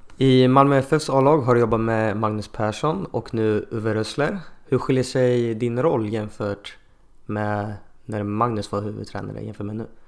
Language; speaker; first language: Swedish; native; Swedish